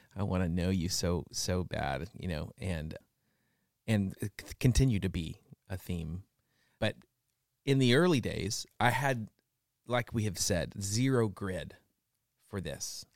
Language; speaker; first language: English; native; English